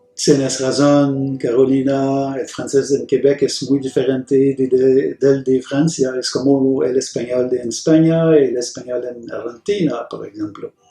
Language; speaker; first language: Spanish; non-native, fluent; French